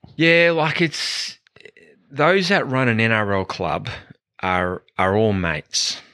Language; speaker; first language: English; native; English